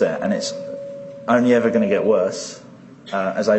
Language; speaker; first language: English; native; English